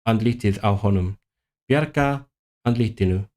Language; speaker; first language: Icelandic; non-native, learner; Chinese